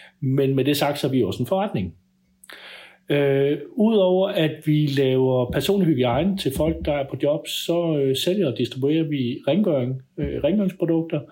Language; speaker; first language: Danish; native; Danish